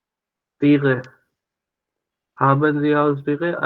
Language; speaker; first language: German; non-native, learner; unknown